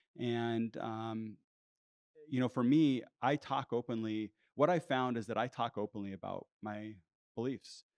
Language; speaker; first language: English; early bilingual, heritage; English